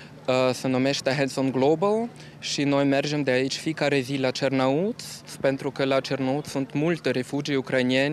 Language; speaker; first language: Romanian; non-native, learner; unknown